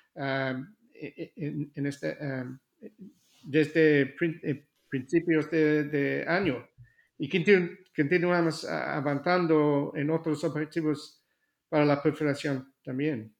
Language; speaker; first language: Spanish; non-native, learner; English